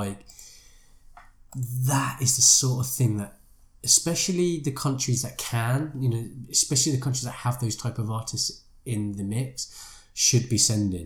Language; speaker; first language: English; native; English